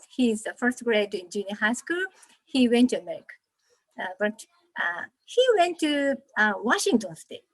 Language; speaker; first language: English; non-native, learner; Japanese